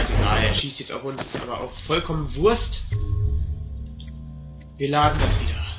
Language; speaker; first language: German; native; German